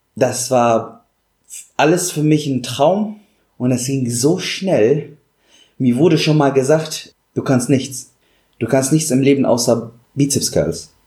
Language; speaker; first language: German; non-native, fluent; Arabic